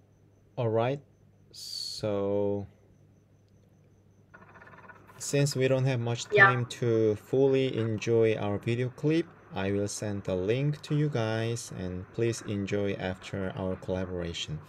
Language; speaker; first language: English; non-native, fluent; Korean